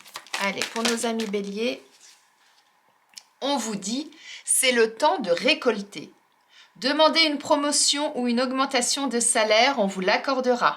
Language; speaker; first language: French; native; French